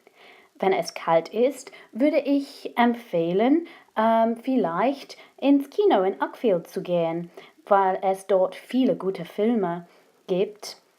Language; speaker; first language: German; non-native, fluent; English